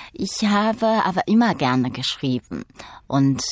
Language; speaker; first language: German; non-native, fluent; Chinese